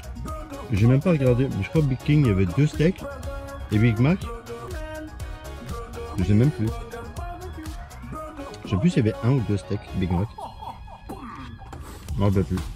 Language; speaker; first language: French; native; French